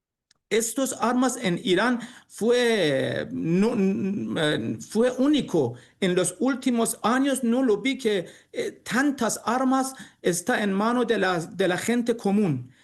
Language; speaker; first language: Spanish; non-native, learner; Persian